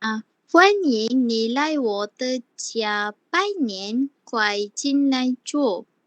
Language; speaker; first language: Chinese; non-native, learner; Malay